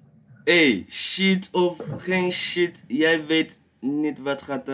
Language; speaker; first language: Dutch; non-native, fluent; English